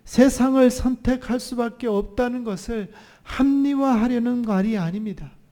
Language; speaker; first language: Korean; native; Korean